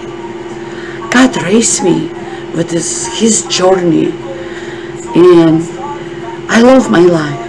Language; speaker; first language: English; non-native, learner; Russian